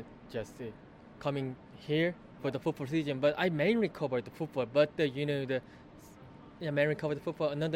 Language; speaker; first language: English; non-native, learner; Korean